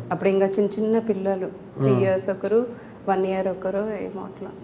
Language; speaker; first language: Telugu; native; Telugu